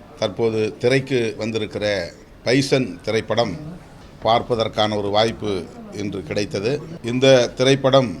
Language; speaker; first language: Tamil; native; Tamil